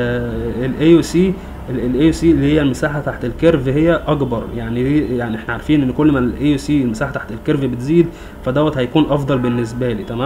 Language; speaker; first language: Arabic; native; Arabic